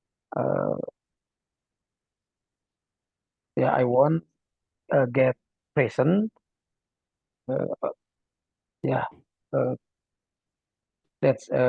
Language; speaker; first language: English; non-native, learner; Indonesian